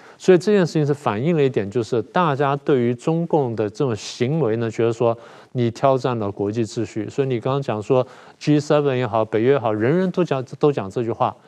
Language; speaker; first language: Chinese; native; Chinese